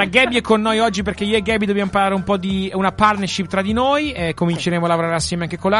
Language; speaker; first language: Italian; early bilingual, heritage; Italian